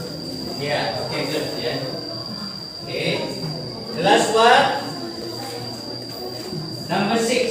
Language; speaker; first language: English; non-native, learner; Indonesian